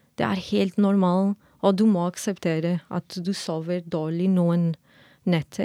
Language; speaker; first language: Norwegian; non-native, fluent; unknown